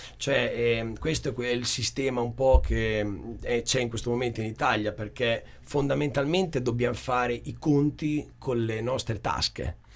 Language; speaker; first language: Italian; native; Italian